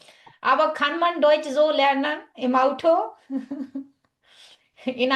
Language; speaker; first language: German; non-native, fluent; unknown